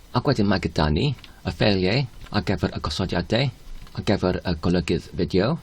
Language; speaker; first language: Welsh; non-native, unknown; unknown